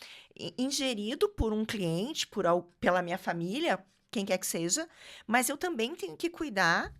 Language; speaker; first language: Portuguese; native; Portuguese